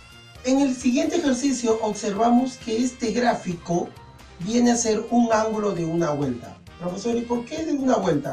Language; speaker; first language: Spanish; native; Spanish